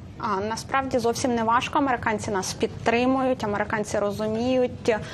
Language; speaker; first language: Ukrainian; native; Ukrainian